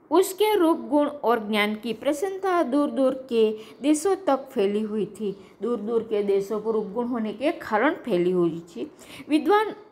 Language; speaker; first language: Hindi; non-native, local second language; Gujarati